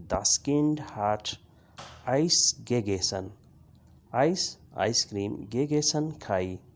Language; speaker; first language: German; non-native, learner; Urdu